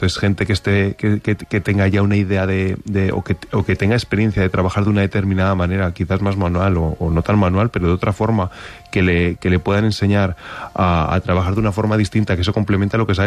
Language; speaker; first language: Spanish; native; Spanish